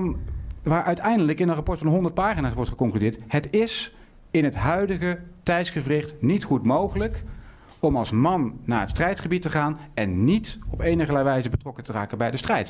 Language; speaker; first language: Dutch; native; Dutch